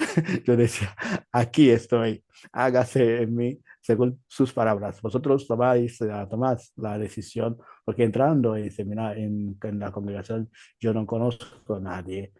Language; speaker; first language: Spanish; non-native, learner; Igbo